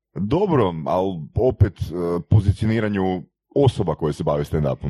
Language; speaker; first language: Croatian; native; Croatian